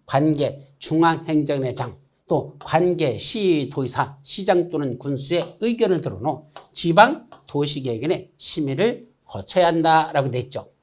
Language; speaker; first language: Korean; native; Korean